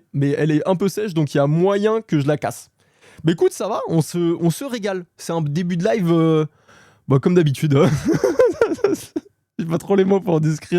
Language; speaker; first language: French; native; French